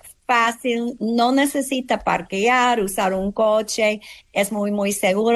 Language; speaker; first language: Spanish; non-native, fluent; English